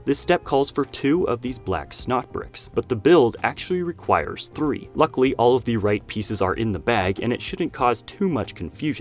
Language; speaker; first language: English; native; English